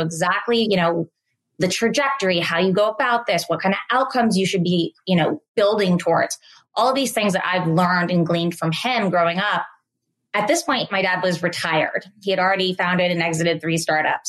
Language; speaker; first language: English; native; English